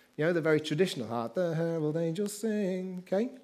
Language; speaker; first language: English; native; English